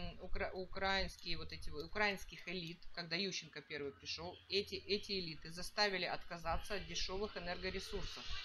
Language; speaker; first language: Russian; native; Russian